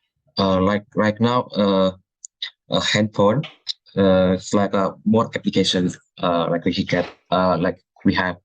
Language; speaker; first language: English; non-native, learner; Indonesian